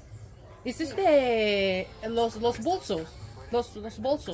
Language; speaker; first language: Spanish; non-native, learner; English